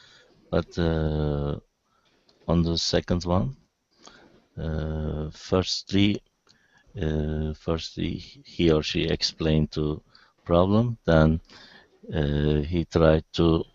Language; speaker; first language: English; non-native, learner; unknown